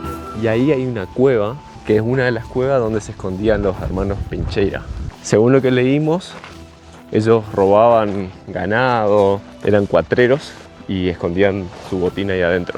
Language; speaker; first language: Spanish; native; Spanish